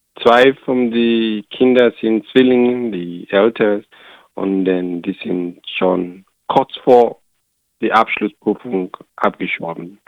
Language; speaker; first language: German; non-native, learner; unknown